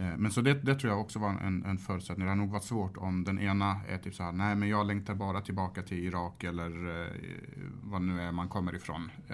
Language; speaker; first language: Swedish; early bilingual, other home language; Arabic